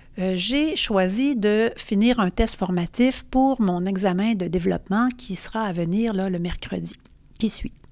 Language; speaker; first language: French; native; French